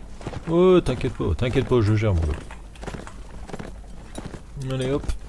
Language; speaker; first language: French; native; French